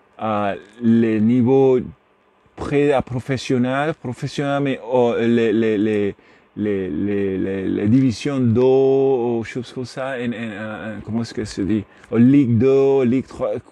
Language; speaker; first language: French; non-native, learner; Spanish